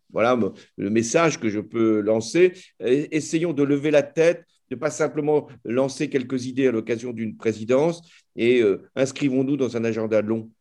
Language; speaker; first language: French; native; French